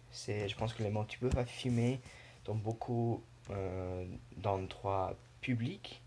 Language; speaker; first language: French; non-native, learner; English